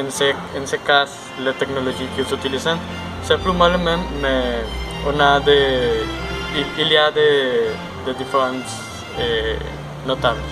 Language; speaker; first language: French; non-native, learner; Spanish